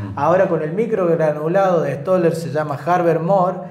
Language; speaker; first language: Spanish; native; Spanish